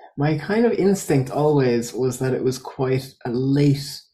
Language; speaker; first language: English; native; English